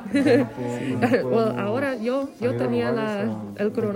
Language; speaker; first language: Spanish; non-native, fluent; English